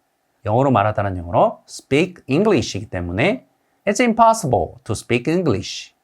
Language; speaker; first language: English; non-native, fluent; Korean